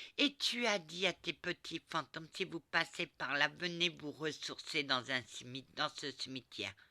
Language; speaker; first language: French; early bilingual, other home language; Portuguese